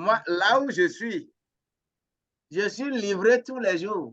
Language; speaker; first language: French; non-native, local second language; Ewe